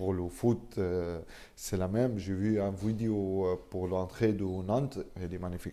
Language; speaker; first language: French; non-native, learner; Arabic